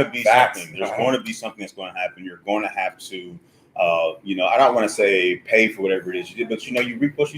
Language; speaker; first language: English; native; English